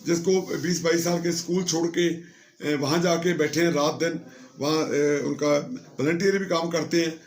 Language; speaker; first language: Hindi; non-native, local second language; Punjabi